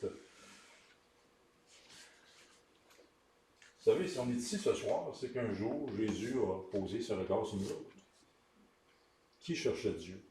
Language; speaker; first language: French; native; French